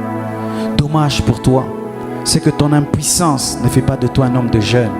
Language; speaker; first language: French; non-native, local second language; Lingala